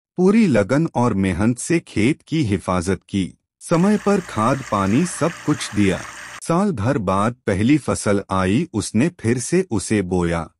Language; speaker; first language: Hindi; native; Hindi